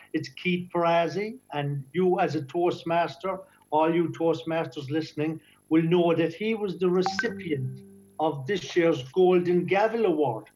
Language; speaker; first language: English; native; English